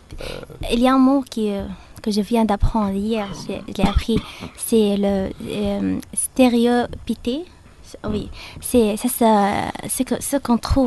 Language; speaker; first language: French; non-native, fluent; Arabic